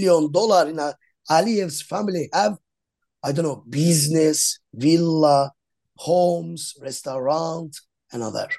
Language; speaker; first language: English; non-native, learner; Azerbaijani